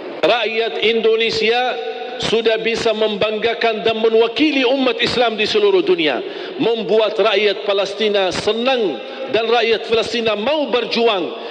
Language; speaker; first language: Malay; non-native, fluent; Arabic